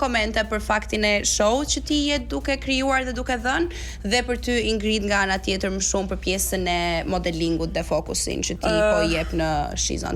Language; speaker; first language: Albanian; native; Albanian